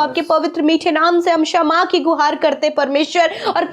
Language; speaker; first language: Hindi; native; Hindi